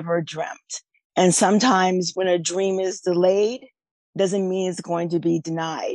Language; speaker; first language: English; native; English